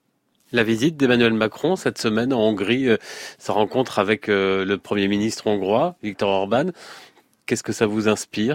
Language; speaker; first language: French; native; French